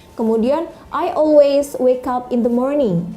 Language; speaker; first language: English; non-native, learner; Indonesian